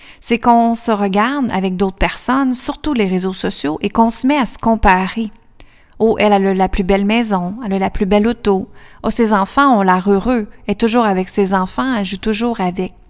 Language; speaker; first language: French; native; French